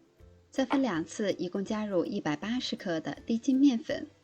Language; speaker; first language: Chinese; native; Chinese